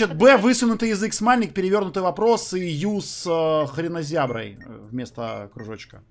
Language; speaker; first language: Russian; native; Russian